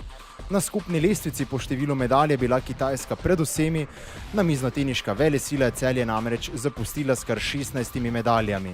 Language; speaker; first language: Slovenian; native; Slovenian